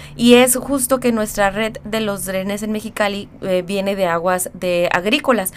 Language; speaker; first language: Spanish; native; Spanish